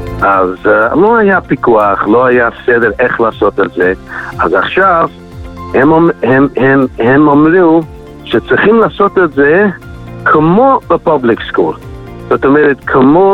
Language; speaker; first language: Hebrew; non-native, fluent; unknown